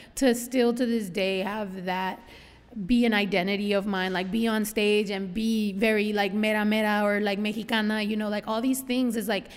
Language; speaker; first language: English; early bilingual, other home language; Spanish